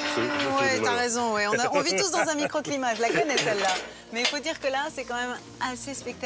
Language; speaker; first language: French; native; French